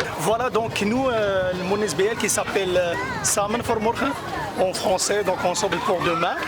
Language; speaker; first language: French; non-native, fluent; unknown